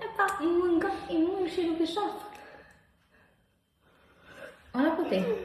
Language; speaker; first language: Albanian; early bilingual, heritage; Albanian